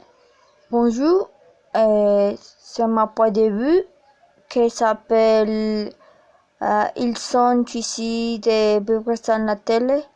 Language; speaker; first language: French; non-native, learner; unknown